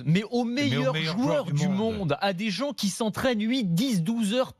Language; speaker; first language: French; native; French